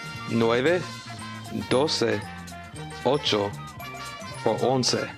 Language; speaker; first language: Spanish; non-native, learner; English